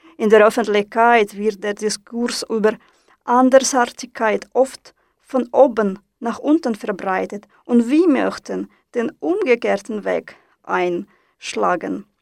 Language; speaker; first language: German; non-native, fluent; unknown